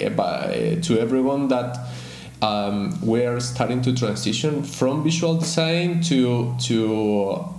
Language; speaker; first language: English; non-native, fluent; Spanish